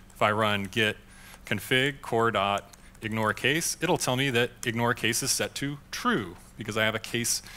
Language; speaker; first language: English; native; English